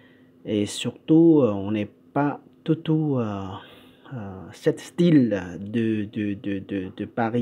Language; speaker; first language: French; non-native, fluent; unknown